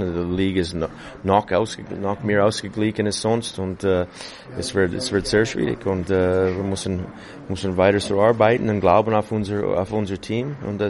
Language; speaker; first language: German; non-native, fluent; English